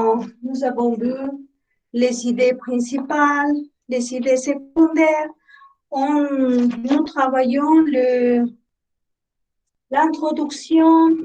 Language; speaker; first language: French; non-native, learner; Spanish